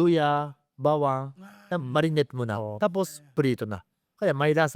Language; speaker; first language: Filipino; non-native, learner; Japanese